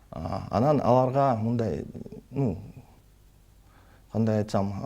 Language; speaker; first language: Kyrgyz; non-native, local second language; Russian